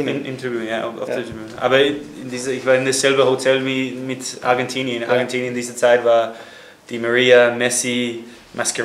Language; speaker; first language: German; non-native, fluent; English